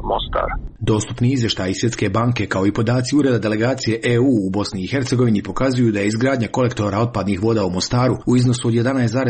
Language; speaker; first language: Serbian; native; Serbian